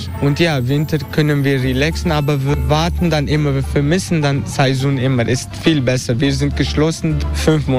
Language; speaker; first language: German; non-native, learner; Turkish